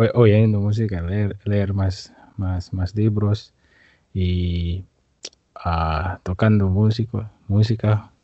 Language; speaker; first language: Spanish; non-native, learner; Indonesian